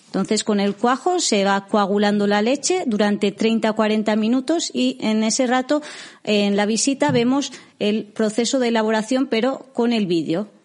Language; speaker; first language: Spanish; native; Spanish